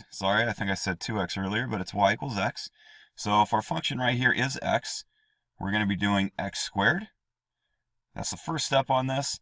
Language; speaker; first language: English; native; English